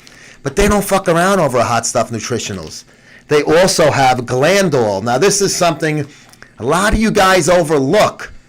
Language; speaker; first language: English; native; English